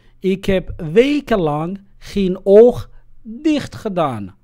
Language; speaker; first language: Dutch; non-native, fluent; Somali